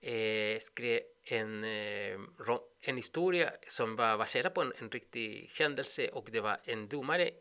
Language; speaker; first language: Swedish; non-native, fluent; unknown